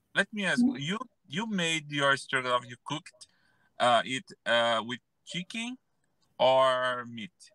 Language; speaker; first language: English; non-native, learner; Portuguese